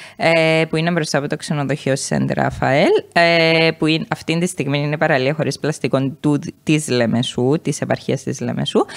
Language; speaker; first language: Greek; native; Greek